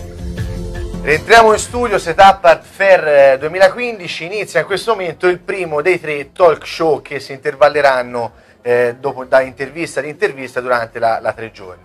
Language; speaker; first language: Italian; native; Italian